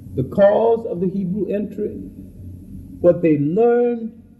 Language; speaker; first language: English; native; English